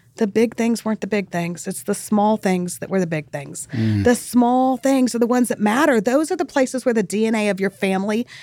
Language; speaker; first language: English; native; English